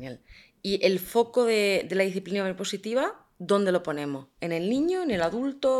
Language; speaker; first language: Spanish; native; Spanish